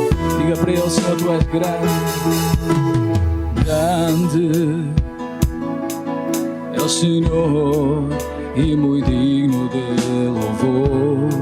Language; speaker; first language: Portuguese; native; Portuguese